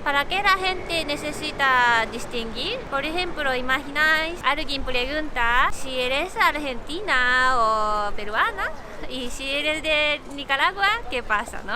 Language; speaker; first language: Spanish; non-native, fluent; Japanese